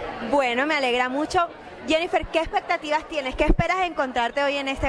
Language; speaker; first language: Spanish; native; Spanish